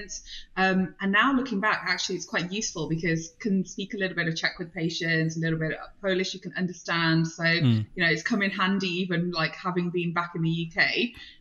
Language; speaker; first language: English; non-native, local second language; Punjabi